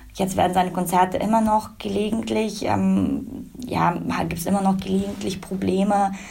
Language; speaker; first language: German; early bilingual, other home language; Russian